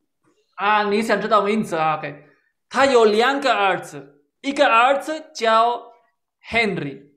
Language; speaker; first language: Chinese; non-native, fluent; Spanish